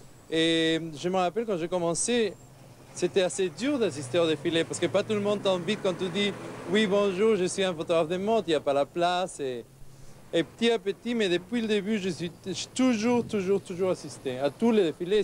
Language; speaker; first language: French; non-native, fluent; Spanish